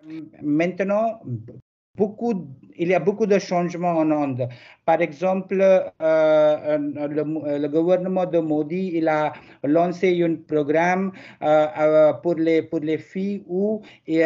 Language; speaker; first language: French; non-native, learner; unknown